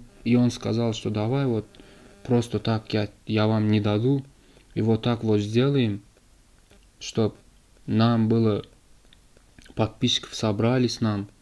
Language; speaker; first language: Russian; non-native, learner; Turkmen